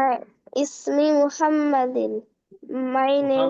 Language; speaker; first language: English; non-native, learner; Bangla